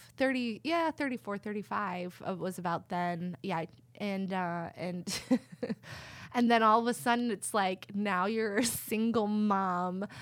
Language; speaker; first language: English; native; English